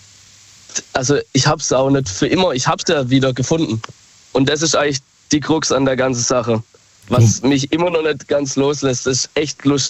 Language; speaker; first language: German; native; German